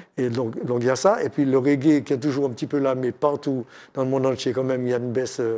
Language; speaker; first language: French; native; French